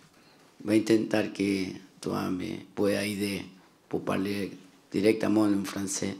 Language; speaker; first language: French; non-native, learner; Spanish